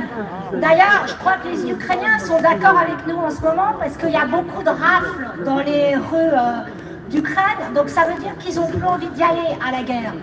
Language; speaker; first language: French; native; French